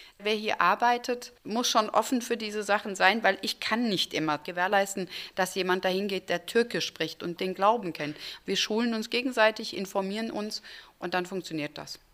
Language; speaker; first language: German; early bilingual, other home language; Turkish